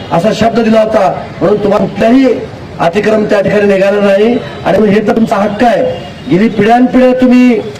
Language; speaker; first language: Marathi; native; Marathi